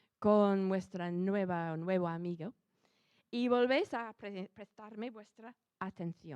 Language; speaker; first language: Spanish; non-native, fluent; English